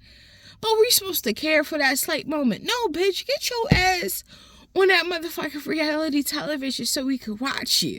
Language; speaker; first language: English; native; English